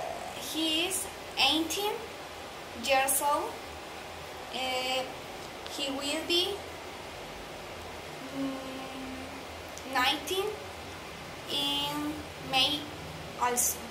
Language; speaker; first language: English; non-native, learner; Spanish